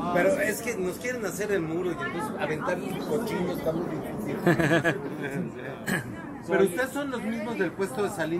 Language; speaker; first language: Spanish; native; Spanish